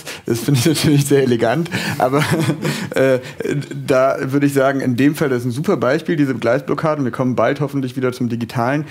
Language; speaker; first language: German; native; German